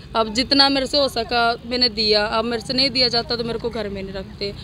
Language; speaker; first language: Hindi; native; Hindi